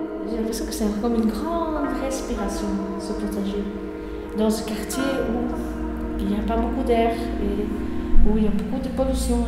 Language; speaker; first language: French; native; French